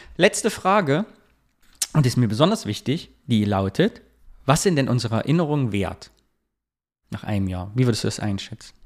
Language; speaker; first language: German; native; German